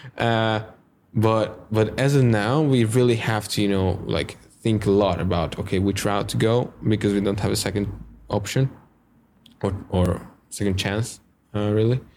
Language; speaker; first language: English; non-native, fluent; Hungarian